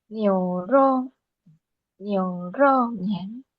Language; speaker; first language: Chinese; non-native, learner; Indonesian